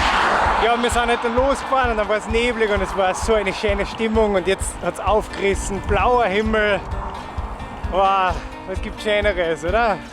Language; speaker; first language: German; native; German